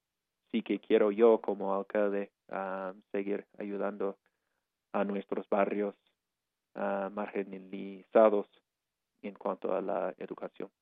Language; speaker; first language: Spanish; non-native, fluent; English